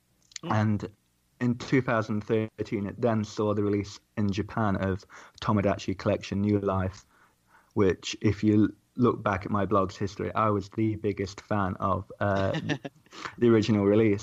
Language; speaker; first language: English; native; English